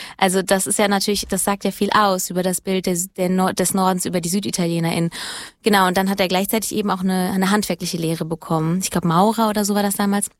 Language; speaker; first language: German; early bilingual, other home language; Italian